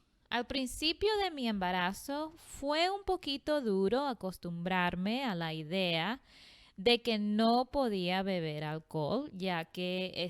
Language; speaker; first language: Spanish; non-native, fluent; English